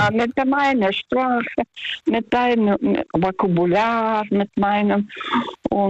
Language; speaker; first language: German; non-native, fluent; Russian